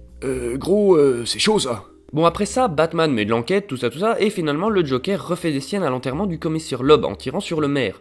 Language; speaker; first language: French; native; French